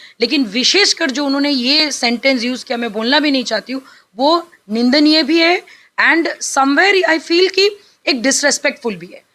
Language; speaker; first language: Hindi; non-native, local second language; Bangla